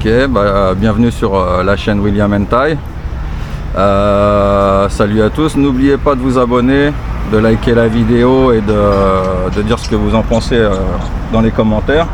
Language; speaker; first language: French; native; French